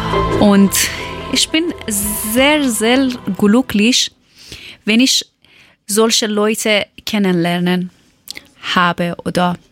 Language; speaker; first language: German; non-native, learner; Persian